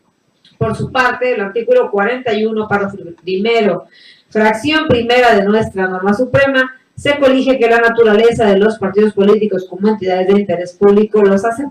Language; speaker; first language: Spanish; native; Spanish